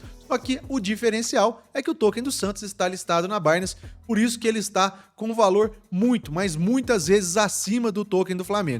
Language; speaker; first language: Portuguese; native; Portuguese